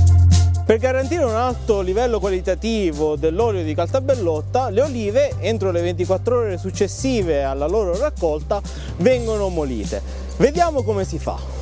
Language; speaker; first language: Italian; native; Italian